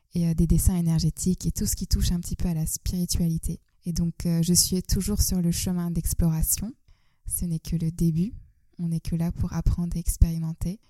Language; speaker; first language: French; non-native, fluent; Turkish